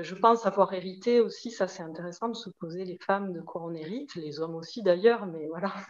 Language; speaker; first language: French; native; French